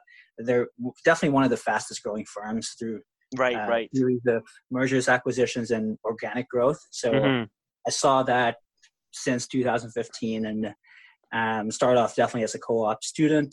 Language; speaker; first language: English; non-native, local second language; Filipino